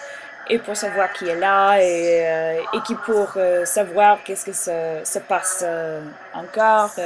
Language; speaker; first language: French; non-native, learner; English